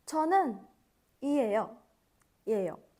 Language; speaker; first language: Korean; non-native, fluent; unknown